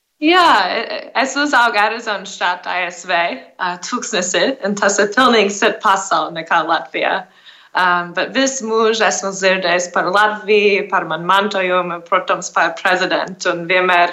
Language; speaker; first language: Latvian; early bilingual, heritage; English